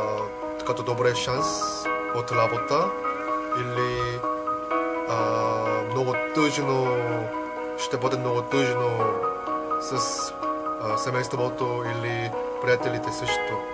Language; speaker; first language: Bulgarian; non-native, learner; Korean